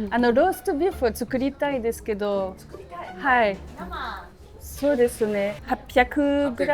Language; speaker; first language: Japanese; non-native, learner; French